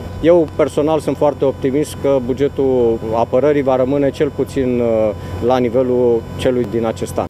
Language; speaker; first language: Romanian; native; Romanian